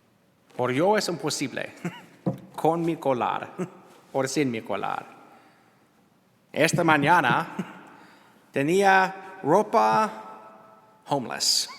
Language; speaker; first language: Spanish; non-native, learner; English